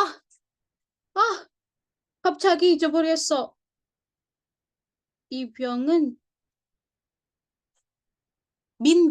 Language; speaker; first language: Korean; non-native, fluent; Indonesian